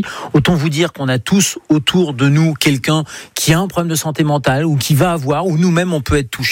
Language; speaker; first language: French; native; French